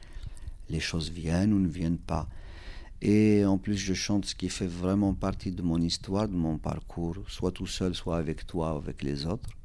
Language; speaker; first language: French; non-native, local second language; Kabyle